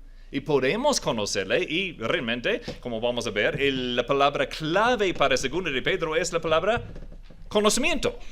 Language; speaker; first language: Spanish; non-native, fluent; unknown